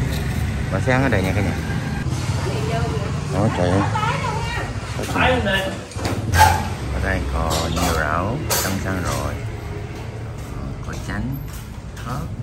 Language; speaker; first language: Vietnamese; non-native, learner; Korean